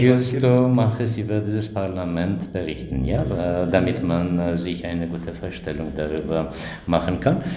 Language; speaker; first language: German; non-native, fluent; Armenian